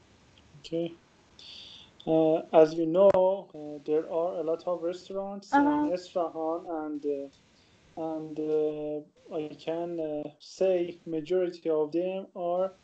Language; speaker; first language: English; non-native, learner; Persian